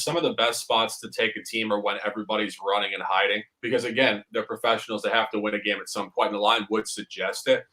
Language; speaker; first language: English; native; English